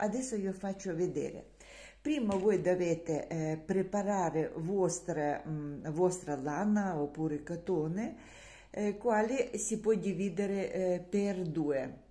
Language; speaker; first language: Italian; non-native, learner; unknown